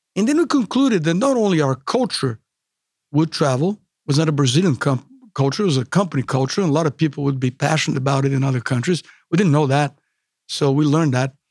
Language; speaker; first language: English; non-native, fluent; Portuguese